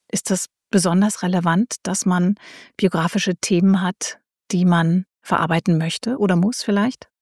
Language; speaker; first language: German; native; German